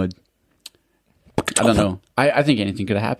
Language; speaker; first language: English; native; English